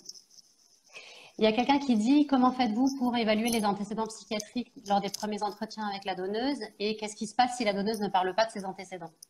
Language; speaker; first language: French; native; French